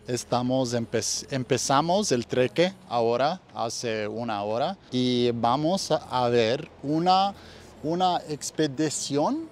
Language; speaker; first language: Spanish; non-native, learner; English